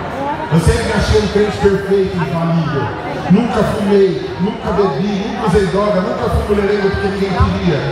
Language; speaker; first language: Portuguese; native; Portuguese